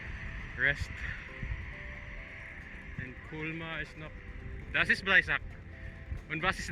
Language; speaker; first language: German; non-native, learner; Filipino